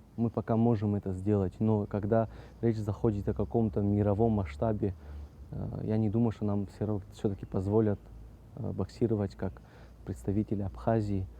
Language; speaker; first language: Russian; non-native, local second language; Abkhazian